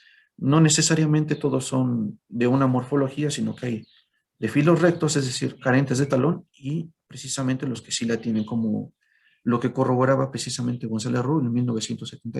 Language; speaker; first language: Spanish; native; Spanish